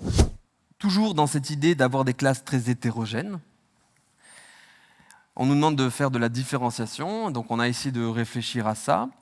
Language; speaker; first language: French; native; French